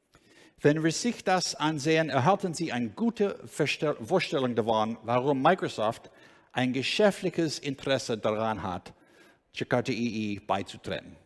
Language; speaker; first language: German; non-native, learner; English